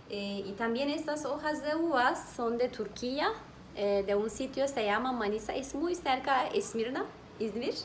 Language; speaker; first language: Spanish; non-native, learner; Turkish